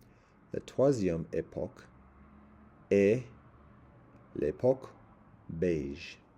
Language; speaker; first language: French; non-native, learner; English